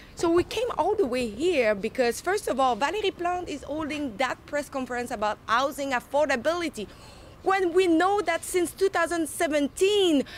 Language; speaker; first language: English; non-native, fluent; French